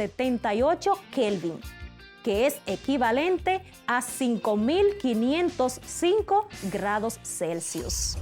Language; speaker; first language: Spanish; native; Spanish